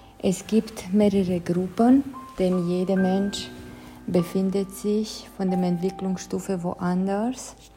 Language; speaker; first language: German; non-native, fluent; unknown